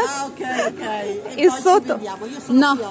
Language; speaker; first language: Italian; native; Italian